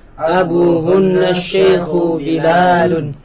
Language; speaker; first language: Arabic; non-native, learner; Indonesian